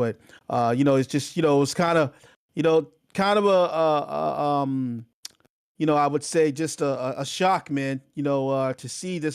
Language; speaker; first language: English; native; English